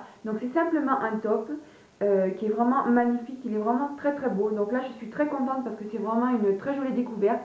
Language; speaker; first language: French; native; French